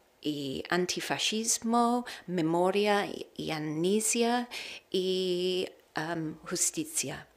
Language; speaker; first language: Spanish; non-native, learner; English